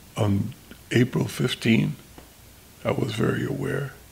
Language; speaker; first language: English; non-native, fluent; Spanish